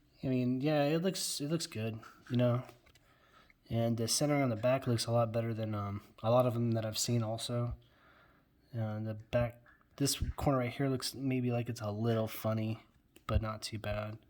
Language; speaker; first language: English; native; English